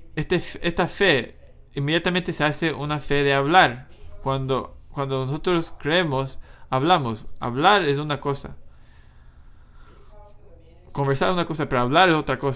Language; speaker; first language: Spanish; non-native, fluent; English